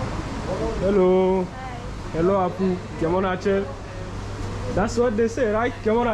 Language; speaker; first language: English; non-native, fluent; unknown